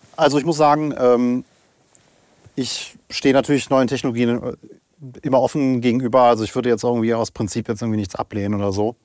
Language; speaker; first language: German; native; German